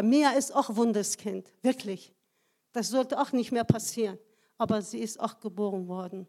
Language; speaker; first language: German; non-native, fluent; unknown